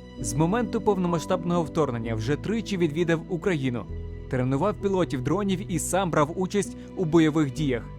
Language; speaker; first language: Ukrainian; native; Ukrainian